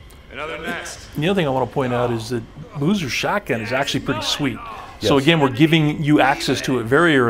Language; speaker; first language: English; native; English